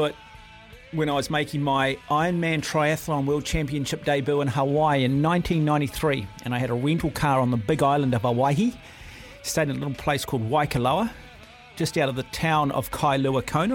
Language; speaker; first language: English; native; English